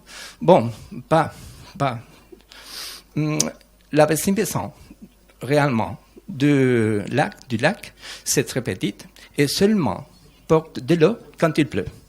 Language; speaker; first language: French; non-native, learner; Spanish